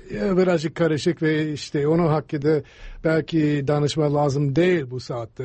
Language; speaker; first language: Turkish; non-native, fluent; English